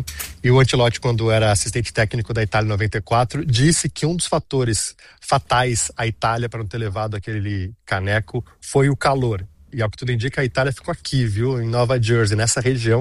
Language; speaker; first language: Portuguese; native; Portuguese